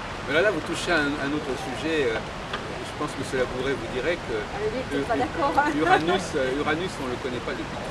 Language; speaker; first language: French; native; French